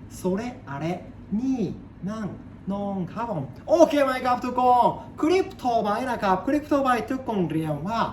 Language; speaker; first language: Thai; non-native, learner; Japanese